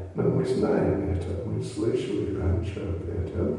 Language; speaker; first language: Russian; non-native, learner; English